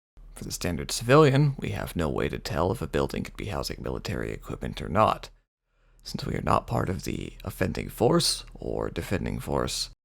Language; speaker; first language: English; native; English